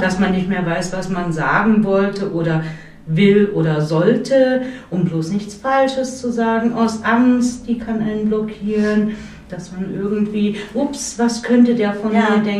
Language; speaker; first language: German; native; German